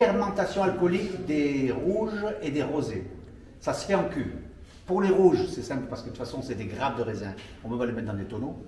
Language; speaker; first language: French; native; French